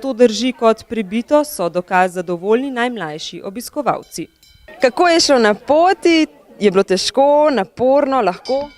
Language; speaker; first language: Slovenian; native; Slovenian